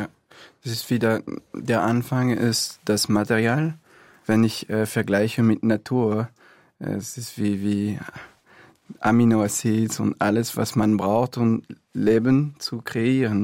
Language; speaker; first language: German; non-native, fluent; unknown